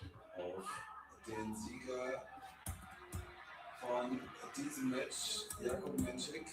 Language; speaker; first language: German; native; German